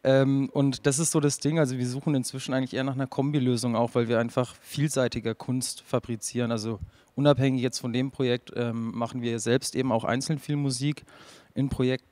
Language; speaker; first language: German; native; German